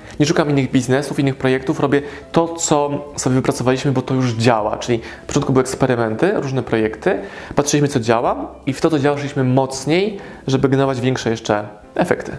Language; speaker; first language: Polish; native; Polish